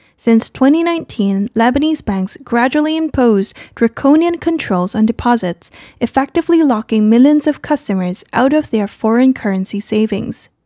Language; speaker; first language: English; non-native, fluent; Chinese